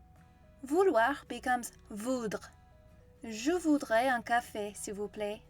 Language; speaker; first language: French; non-native, fluent; English